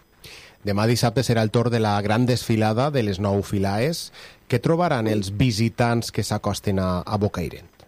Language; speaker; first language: Catalan; native; Catalan